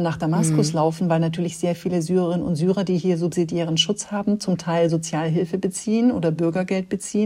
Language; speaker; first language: German; native; German